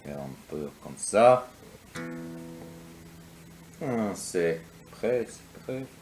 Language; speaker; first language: French; non-native, learner; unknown